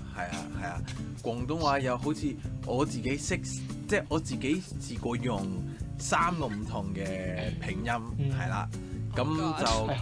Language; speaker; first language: Cantonese; non-native, fluent; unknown